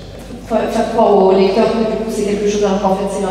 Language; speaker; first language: French; native; French